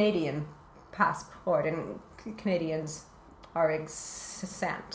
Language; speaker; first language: English; native; English